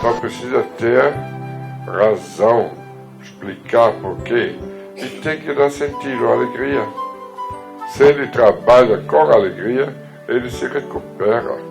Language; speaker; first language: Portuguese; non-native, fluent; German